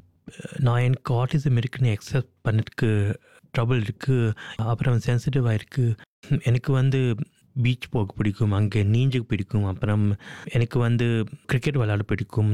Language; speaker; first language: Tamil; early bilingual, heritage; Tamil